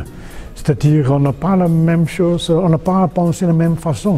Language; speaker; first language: French; non-native, fluent; Chinese